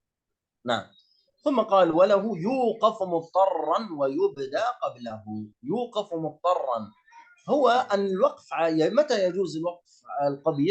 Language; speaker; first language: Arabic; native; Arabic